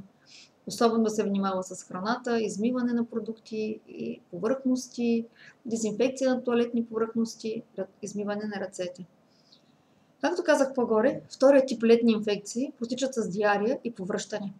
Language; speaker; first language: Bulgarian; native; Bulgarian